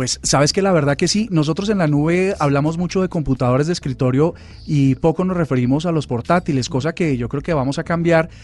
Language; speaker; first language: Spanish; native; Spanish